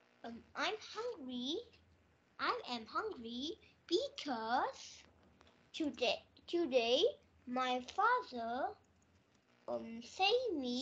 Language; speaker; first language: English; non-native, learner; Vietnamese